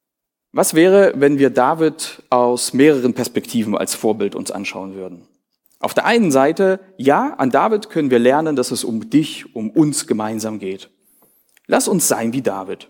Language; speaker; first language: German; native; German